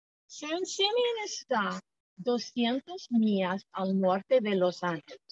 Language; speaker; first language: Spanish; non-native, fluent; English